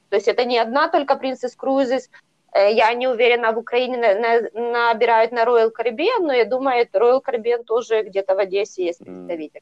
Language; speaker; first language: Russian; native; Russian